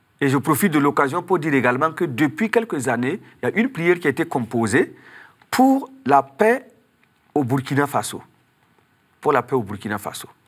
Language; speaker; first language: French; non-native, local second language; Mossi